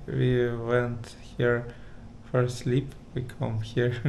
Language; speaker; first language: English; non-native, learner; Russian